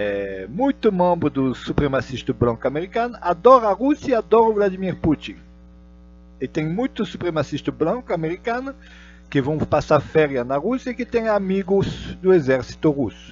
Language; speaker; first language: Portuguese; non-native, fluent; Russian